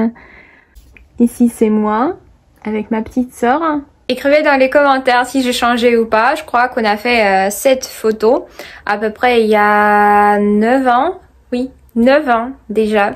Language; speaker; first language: French; non-native, fluent; Russian